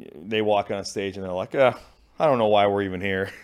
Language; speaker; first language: English; native; English